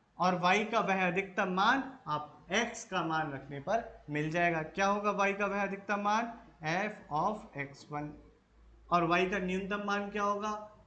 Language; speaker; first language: Hindi; native; Hindi